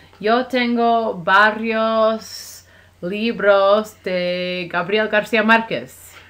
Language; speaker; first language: Spanish; non-native, fluent; English